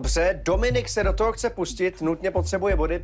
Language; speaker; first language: Czech; native; Czech